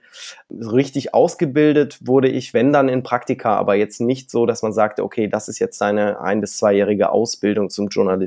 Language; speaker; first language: German; native; German